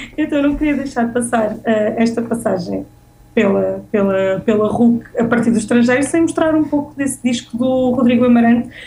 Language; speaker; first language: Portuguese; native; Portuguese